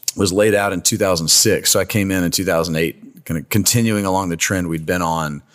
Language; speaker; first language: English; native; English